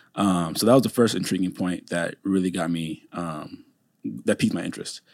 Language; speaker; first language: English; native; English